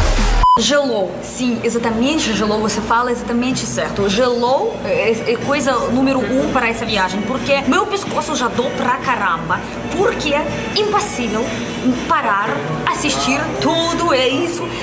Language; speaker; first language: Portuguese; non-native, learner; Russian